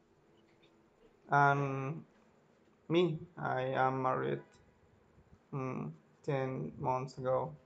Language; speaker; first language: English; non-native, learner; Spanish